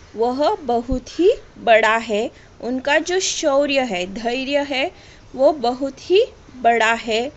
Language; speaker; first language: Hindi; non-native, local second language; Marathi